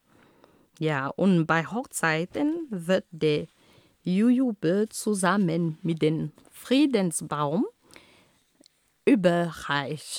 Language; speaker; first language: German; non-native, fluent; Ghomala